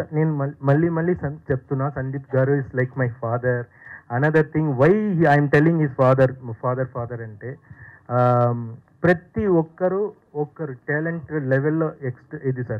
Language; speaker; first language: Telugu; non-native, fluent; Tamil